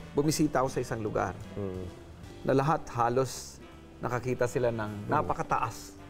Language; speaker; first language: Filipino; non-native, local second language; Maguindanaon